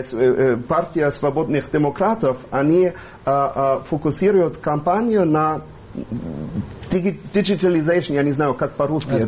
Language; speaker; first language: Russian; non-native, fluent; German